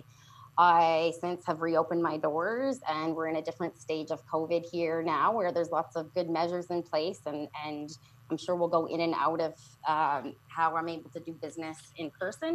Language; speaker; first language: English; native; English